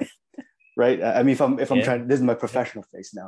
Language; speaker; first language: English; early bilingual, other home language; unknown